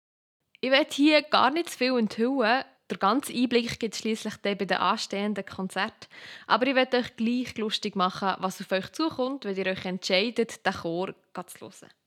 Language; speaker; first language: German; native; German